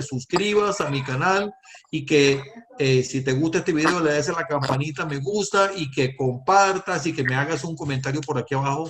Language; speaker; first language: Spanish; native; Spanish